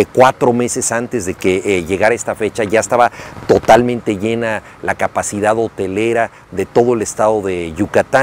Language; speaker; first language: Spanish; native; Spanish